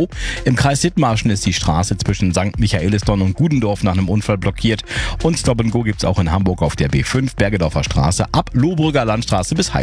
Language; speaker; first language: German; native; German